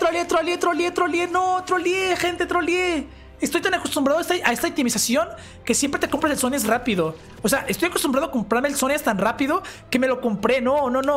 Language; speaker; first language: Spanish; native; Spanish